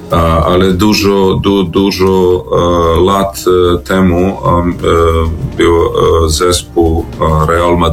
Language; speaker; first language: Polish; non-native, learner; Serbian